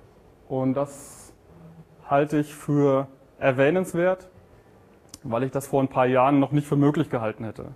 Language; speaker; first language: German; native; German